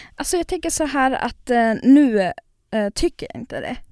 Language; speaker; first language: Swedish; non-native, local second language; Northern Sami